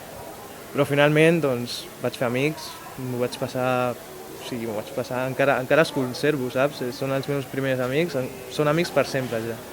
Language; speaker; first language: Catalan; early bilingual, other home language; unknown